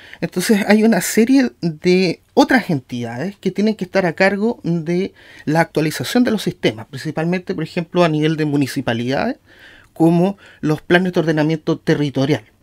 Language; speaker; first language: Spanish; native; Spanish